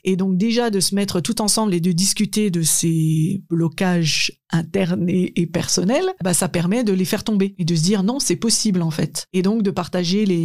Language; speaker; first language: French; native; French